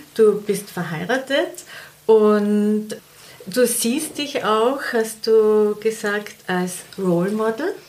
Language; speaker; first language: German; native; German